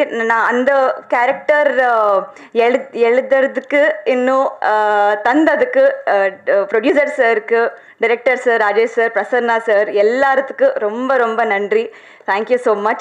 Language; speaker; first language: Tamil; non-native, learner; Telugu